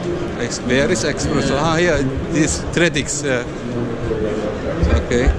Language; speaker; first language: English; non-native, learner; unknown